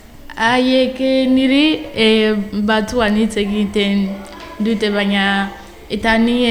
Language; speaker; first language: Basque; non-native, learner; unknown